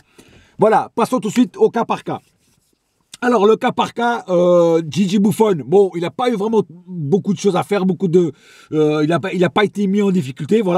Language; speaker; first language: French; native; French